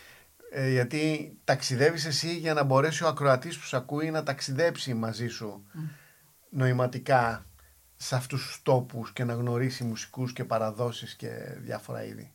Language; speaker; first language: Greek; native; Greek